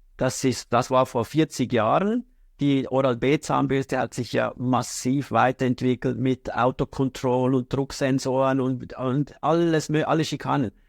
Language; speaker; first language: German; native; German